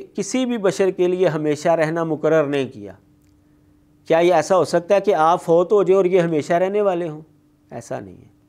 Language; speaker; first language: Urdu; non-native, local second language; Punjabi